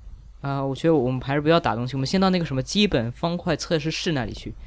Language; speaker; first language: Chinese; native; Chinese